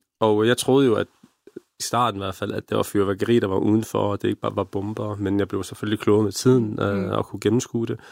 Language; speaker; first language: Danish; early bilingual, other home language; Arabic